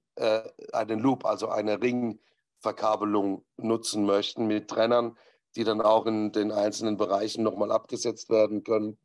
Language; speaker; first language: German; native; German